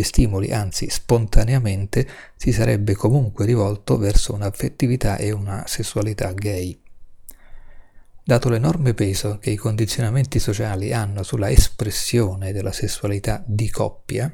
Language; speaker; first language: Italian; native; Italian